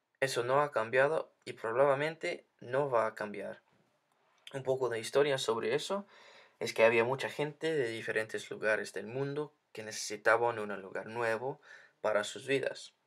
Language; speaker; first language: Spanish; non-native, learner; English